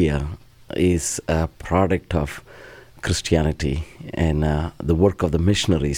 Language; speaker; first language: English; non-native, local second language; Malayalam